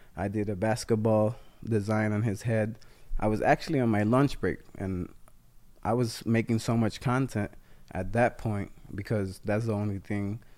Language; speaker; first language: English; non-native, fluent; Spanish